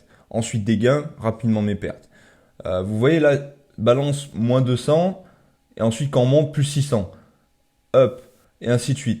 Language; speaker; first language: French; native; French